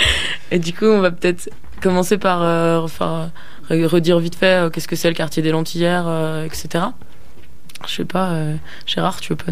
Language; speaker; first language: French; native; French